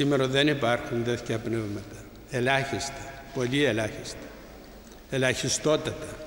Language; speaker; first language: Greek; native; Greek